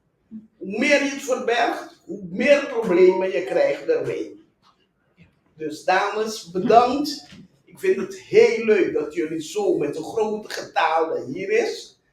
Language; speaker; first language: Dutch; non-native, local second language; Papiamento